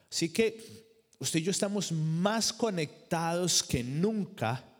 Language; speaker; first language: Spanish; native; Spanish